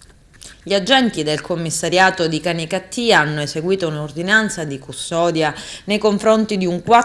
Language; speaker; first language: Italian; native; Italian